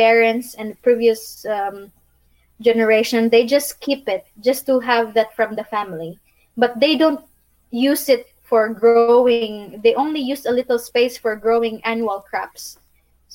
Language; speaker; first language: English; non-native, local second language; Cebuano